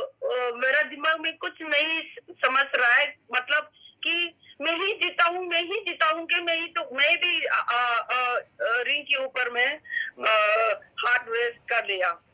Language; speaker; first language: Hindi; non-native, local second language; Manipuri